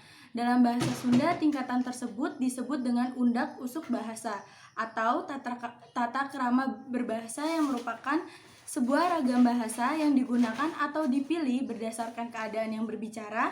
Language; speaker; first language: Indonesian; non-native, local second language; Javanese